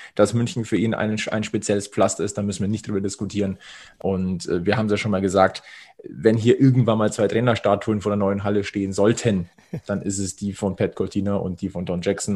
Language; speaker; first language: German; native; German